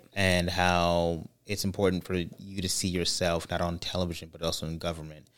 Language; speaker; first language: English; native; English